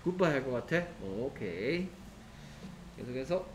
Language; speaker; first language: Korean; native; Korean